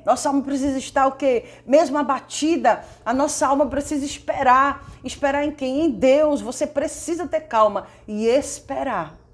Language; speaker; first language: Portuguese; native; Portuguese